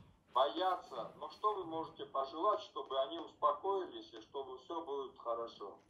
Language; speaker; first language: Russian; native; Russian